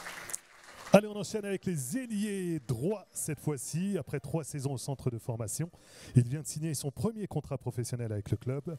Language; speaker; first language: French; native; French